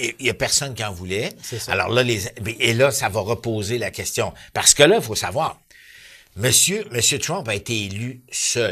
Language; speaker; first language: French; native; French